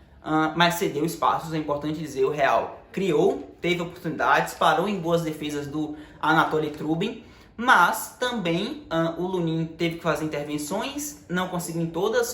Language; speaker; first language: Portuguese; native; Portuguese